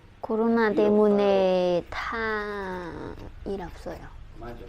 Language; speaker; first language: Korean; non-native, learner; Vietnamese